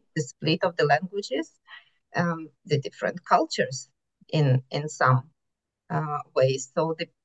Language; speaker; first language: English; non-native, fluent; Ukrainian